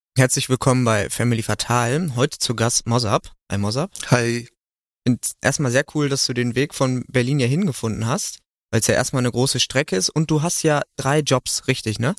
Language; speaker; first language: German; native; German